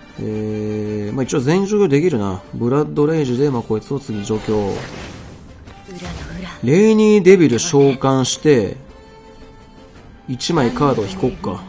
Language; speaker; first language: Japanese; native; Japanese